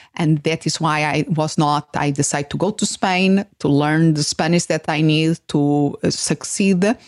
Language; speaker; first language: English; non-native, fluent; Portuguese